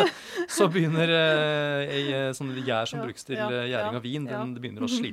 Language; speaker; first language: Norwegian; native; Norwegian